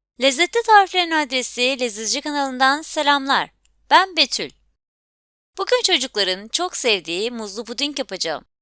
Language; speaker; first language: Turkish; native; Turkish